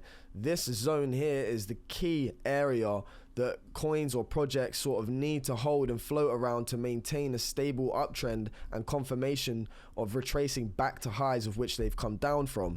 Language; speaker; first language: English; native; English